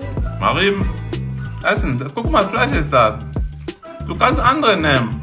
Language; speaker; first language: German; non-native, learner; Lingala